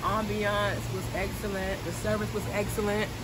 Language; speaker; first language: English; native; English